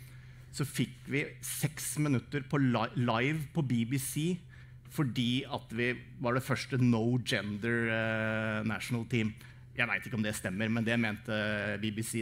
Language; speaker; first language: Norwegian; native; Norwegian